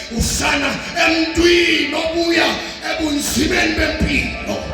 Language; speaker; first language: Zulu; non-native, local second language; Xhosa